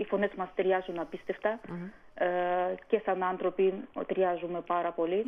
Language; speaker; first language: Greek; non-native, fluent; Armenian